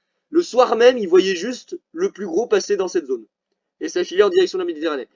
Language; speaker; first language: French; native; French